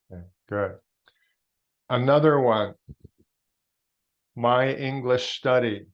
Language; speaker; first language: English; non-native, fluent; Vietnamese